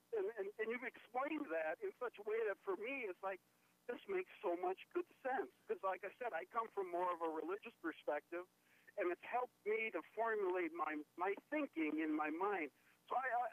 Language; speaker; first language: English; native; English